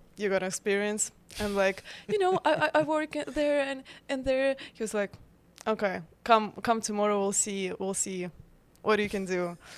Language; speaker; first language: English; non-native, fluent; Russian